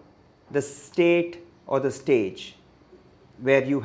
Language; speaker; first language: English; non-native, local second language; Malayalam